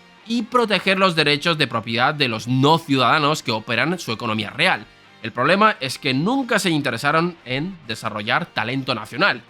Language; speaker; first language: Spanish; native; Spanish